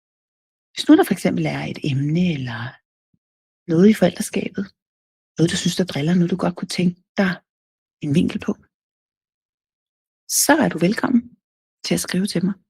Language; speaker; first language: Danish; native; Danish